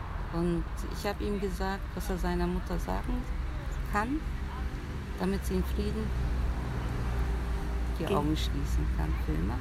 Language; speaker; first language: German; early bilingual, other home language; Turkish